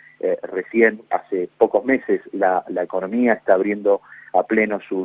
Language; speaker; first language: Spanish; native; Spanish